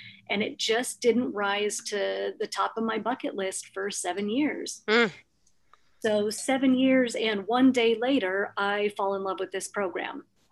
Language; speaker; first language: English; native; English